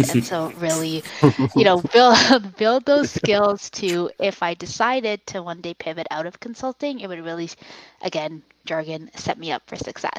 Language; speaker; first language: English; native; English